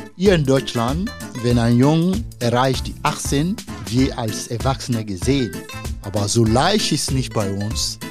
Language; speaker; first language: German; non-native, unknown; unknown